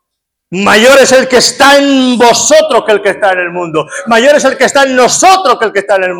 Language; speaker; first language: Spanish; native; Spanish